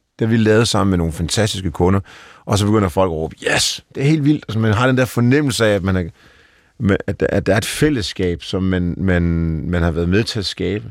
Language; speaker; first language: Danish; early bilingual, other home language; Polish